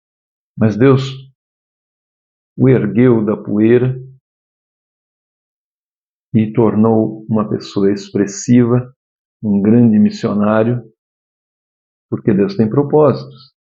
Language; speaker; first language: Portuguese; native; Portuguese